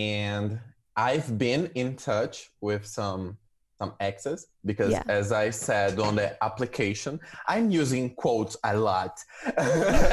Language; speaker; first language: English; non-native, fluent; Portuguese